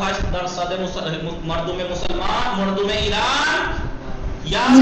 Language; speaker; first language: Persian; non-native, fluent; Urdu